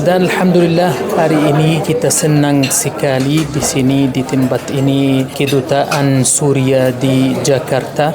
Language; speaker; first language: Indonesian; non-native, learner; Arabic